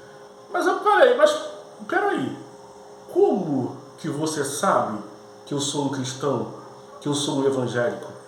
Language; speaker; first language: Portuguese; native; Portuguese